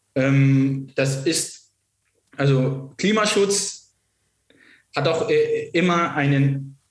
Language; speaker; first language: German; non-native, local second language; Kurdish